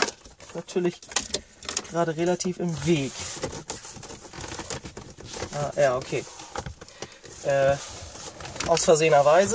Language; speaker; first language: German; native; German